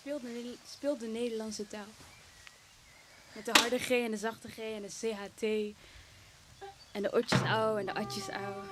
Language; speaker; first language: Dutch; early bilingual, other home language; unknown